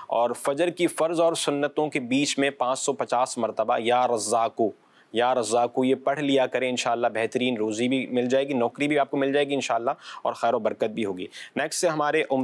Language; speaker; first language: Urdu; non-native, local second language; Punjabi